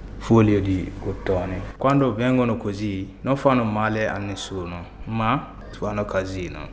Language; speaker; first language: Italian; non-native, learner; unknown